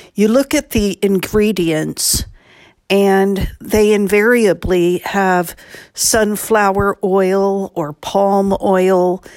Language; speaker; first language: English; native; English